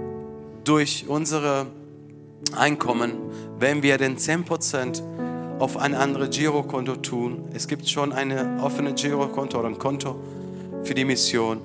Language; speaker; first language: German; non-native, fluent; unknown